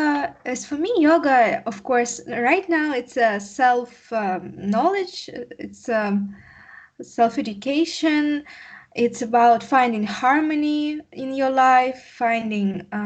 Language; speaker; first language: English; non-native, learner; Russian